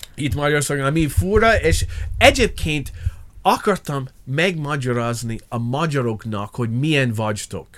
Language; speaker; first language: Hungarian; non-native, learner; English